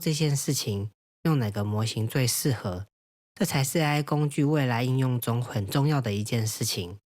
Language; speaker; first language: Chinese; native; Chinese